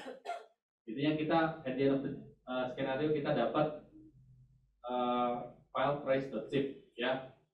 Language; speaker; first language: Indonesian; native; Indonesian